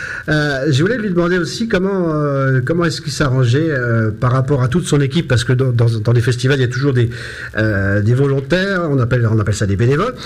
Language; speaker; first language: French; native; French